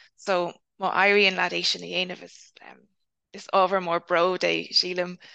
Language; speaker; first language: Irish; non-native, local second language; English